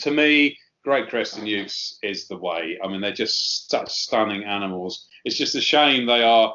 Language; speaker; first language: English; native; English